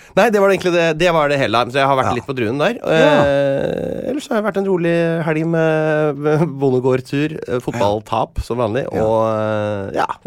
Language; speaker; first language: Norwegian; native; Norwegian